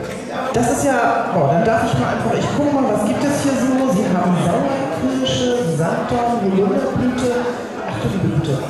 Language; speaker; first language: German; native; German